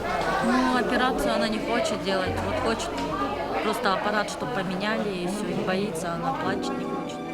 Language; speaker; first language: Russian; native; Russian